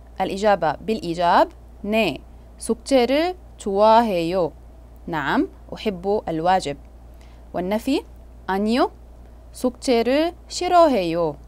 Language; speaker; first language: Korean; non-native, fluent; Arabic